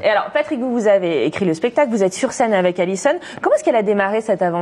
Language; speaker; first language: French; native; French